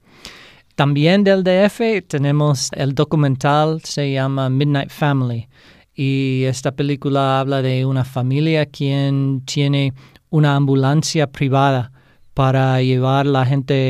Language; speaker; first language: Spanish; non-native, fluent; English